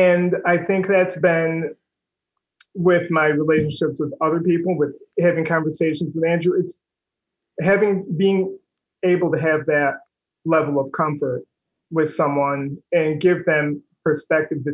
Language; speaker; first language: English; native; English